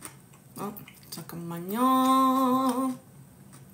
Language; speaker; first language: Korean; non-native, learner; English